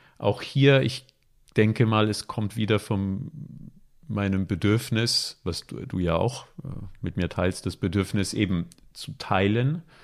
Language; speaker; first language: German; non-native, fluent; Italian